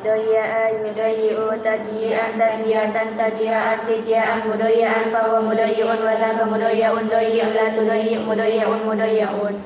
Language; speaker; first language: Arabic; non-native, learner; Indonesian